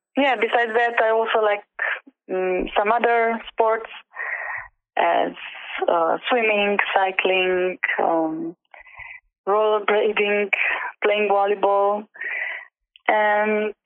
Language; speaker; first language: English; non-native, learner; Slovenian